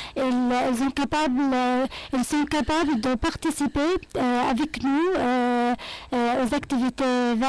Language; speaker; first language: French; non-native, fluent; Arabic